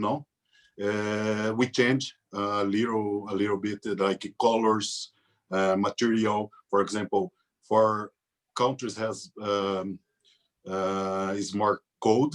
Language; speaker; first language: English; non-native, learner; Portuguese